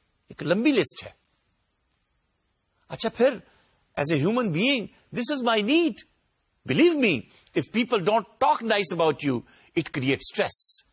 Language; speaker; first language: English; non-native, local second language; Urdu